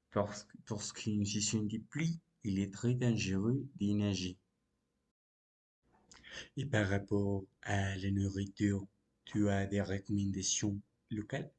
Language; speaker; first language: French; non-native, learner; Spanish